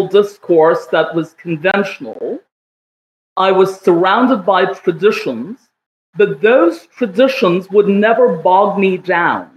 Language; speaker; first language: English; non-native, local second language; Kashmiri